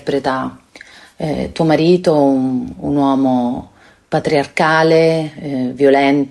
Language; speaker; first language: Italian; native; Italian